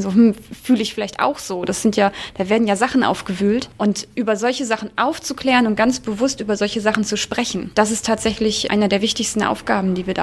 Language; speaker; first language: German; native; German